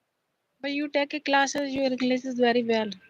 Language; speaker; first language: English; non-native, learner; Hindi